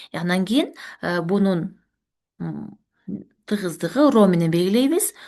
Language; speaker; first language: Kyrgyz; native; Kyrgyz